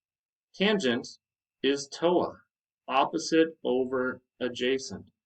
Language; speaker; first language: English; native; English